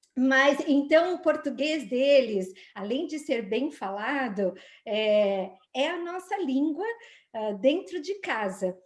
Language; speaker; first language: Portuguese; native; Portuguese